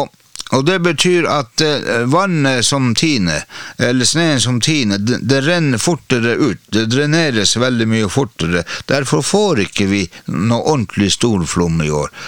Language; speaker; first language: Norwegian; native; Norwegian